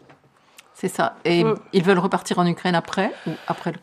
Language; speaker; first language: French; native; French